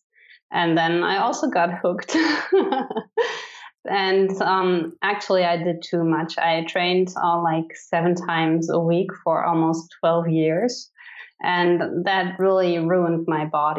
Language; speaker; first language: English; non-native, fluent; German